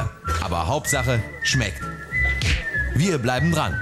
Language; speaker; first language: German; native; German